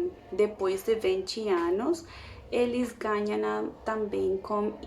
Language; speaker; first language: Portuguese; non-native, learner; Spanish